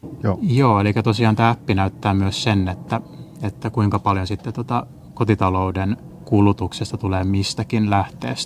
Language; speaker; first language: Finnish; native; Finnish